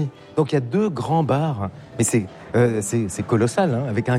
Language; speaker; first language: French; native; French